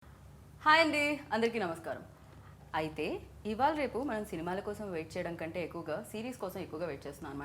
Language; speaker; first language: Telugu; native; Telugu